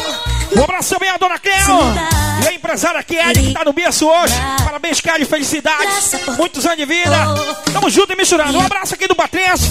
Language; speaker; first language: Portuguese; native; Portuguese